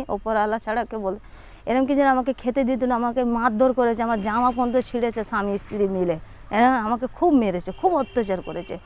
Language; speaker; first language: Bangla; non-native, local second language; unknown